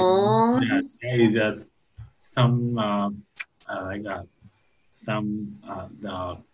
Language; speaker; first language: English; non-native, learner; Thai